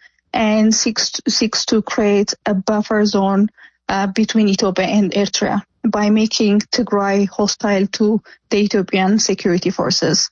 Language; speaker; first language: English; non-native, fluent; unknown